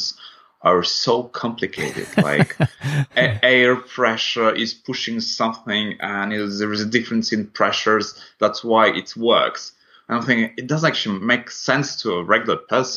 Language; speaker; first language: English; non-native, fluent; Russian